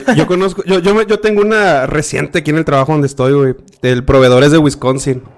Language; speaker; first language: Spanish; native; Spanish